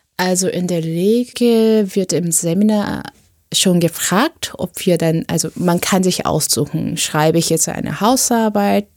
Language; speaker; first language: German; non-native, fluent; Korean